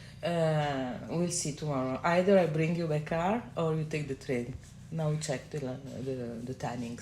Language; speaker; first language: English; non-native, fluent; Italian